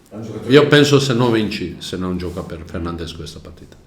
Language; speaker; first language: Italian; non-native, learner; Croatian